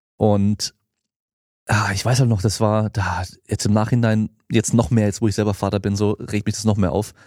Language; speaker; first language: German; native; German